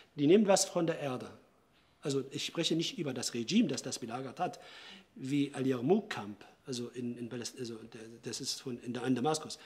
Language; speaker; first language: German; non-native, fluent; Arabic